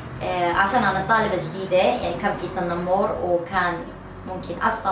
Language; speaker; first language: Arabic; non-native, learner; Korean